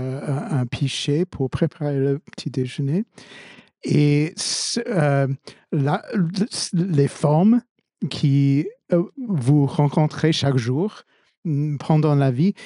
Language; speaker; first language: French; non-native, fluent; English